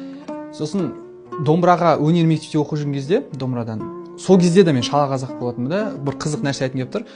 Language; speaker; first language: Kazakh; non-native, local second language; Russian